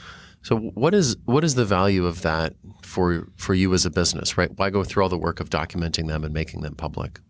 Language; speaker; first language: English; native; English